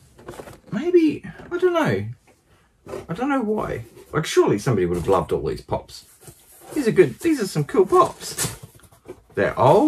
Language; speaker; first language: English; native; English